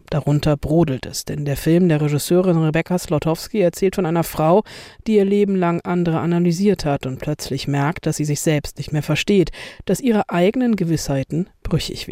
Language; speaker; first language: German; native; German